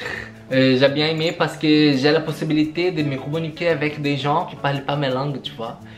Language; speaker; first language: French; non-native, learner; Portuguese